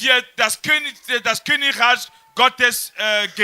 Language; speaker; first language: German; non-native, fluent; French